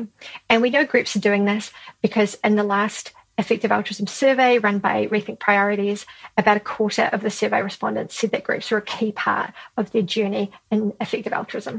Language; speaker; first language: English; native; English